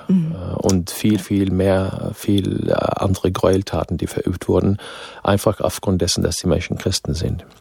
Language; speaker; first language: German; non-native, fluent; Arabic